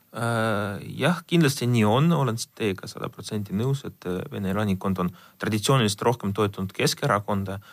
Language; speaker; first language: Estonian; non-native, local second language; Russian